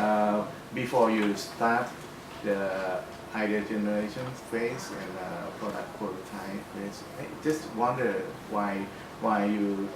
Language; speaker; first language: English; non-native, fluent; Thai